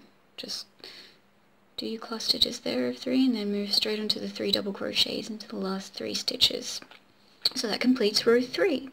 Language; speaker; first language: English; native; English